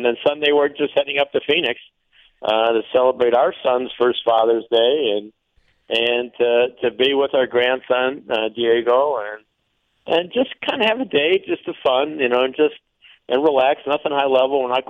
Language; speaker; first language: English; native; English